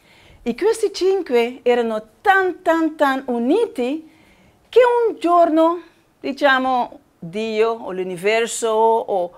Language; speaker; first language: Italian; non-native, learner; Spanish